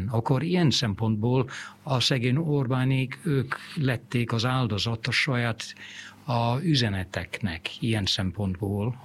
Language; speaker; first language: Hungarian; non-native, fluent; English